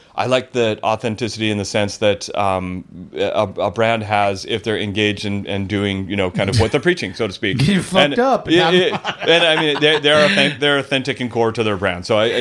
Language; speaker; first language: English; native; English